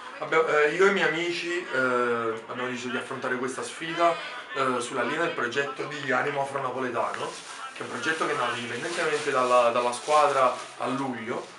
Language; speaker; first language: Italian; native; Italian